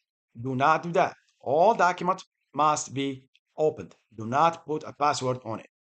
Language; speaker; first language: English; non-native, fluent; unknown